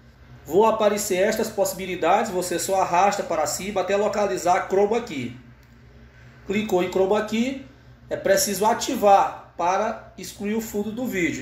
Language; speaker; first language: Portuguese; native; Portuguese